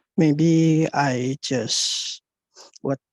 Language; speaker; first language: English; non-native, learner; Indonesian